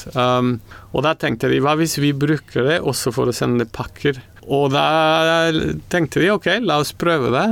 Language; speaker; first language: Norwegian; non-native, fluent; Spanish